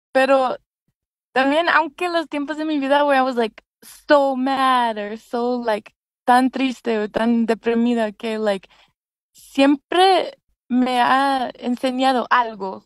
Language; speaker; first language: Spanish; early bilingual, heritage; Spanish